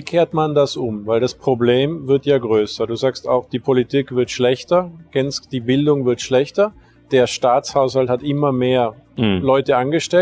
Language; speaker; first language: German; native; German